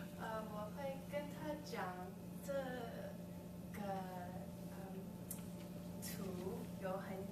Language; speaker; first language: Chinese; non-native, learner; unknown